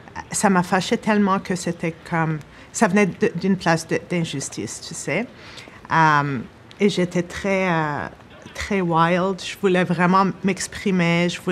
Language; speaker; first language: French; early bilingual, heritage; French